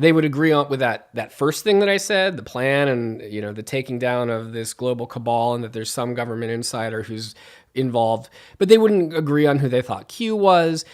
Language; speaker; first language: English; native; English